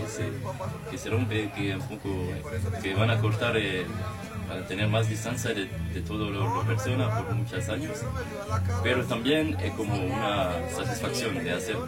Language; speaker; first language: Spanish; non-native, learner; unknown